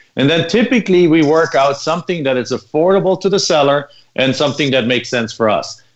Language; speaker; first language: English; non-native, fluent; German